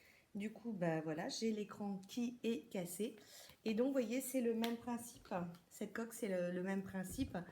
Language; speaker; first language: French; native; French